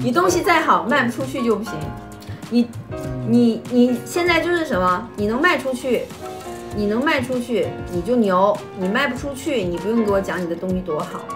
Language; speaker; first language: Chinese; native; Chinese